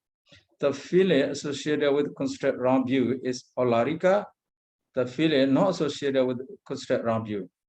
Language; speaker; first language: English; non-native, learner; Burmese